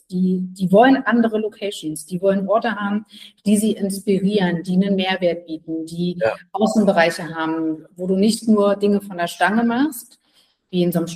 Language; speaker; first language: German; native; German